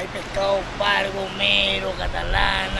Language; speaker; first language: Spanish; native; Spanish